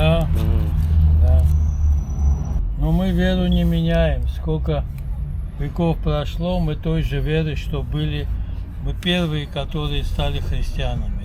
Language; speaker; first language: Russian; non-native, local second language; Armenian